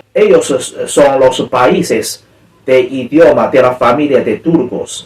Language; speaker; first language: Spanish; non-native, learner; Chinese